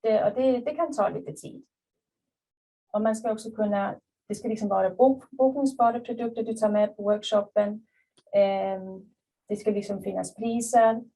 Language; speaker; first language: Swedish; native; Swedish